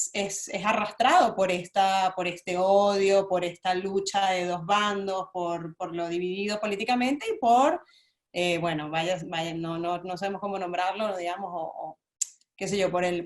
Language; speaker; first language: Spanish; native; Spanish